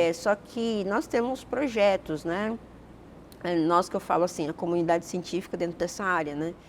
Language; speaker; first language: Portuguese; native; Portuguese